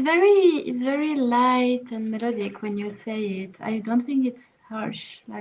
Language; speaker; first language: English; non-native, learner; French